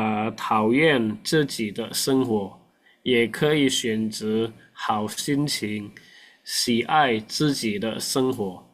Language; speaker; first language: Chinese; non-native, fluent; Indonesian